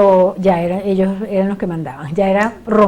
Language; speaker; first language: Spanish; native; Spanish